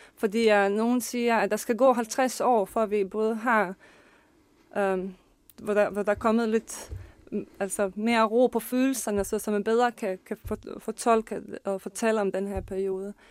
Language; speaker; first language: Danish; non-native, fluent; Bosnian